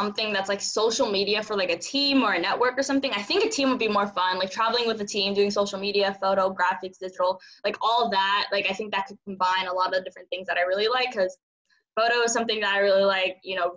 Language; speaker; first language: English; early bilingual, other home language; Cantonese